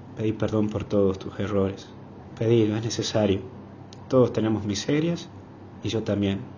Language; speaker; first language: Spanish; native; Spanish